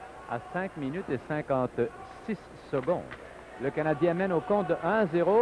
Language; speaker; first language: French; native; French